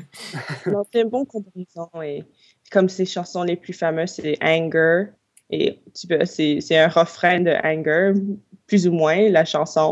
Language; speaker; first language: French; non-native, local second language; English